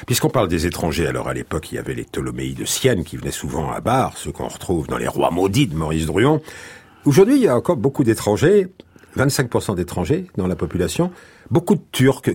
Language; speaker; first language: French; native; French